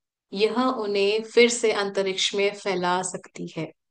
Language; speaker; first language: Hindi; native; Hindi